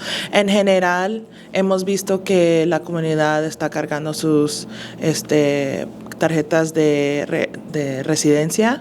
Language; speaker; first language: Spanish; early bilingual, other home language; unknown